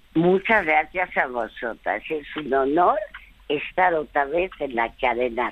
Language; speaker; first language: Spanish; early bilingual, other home language; French